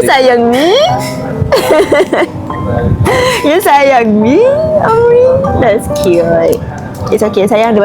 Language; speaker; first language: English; non-native, local second language; Malay